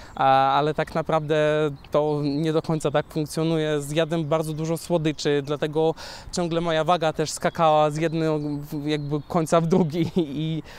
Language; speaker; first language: Polish; non-native, fluent; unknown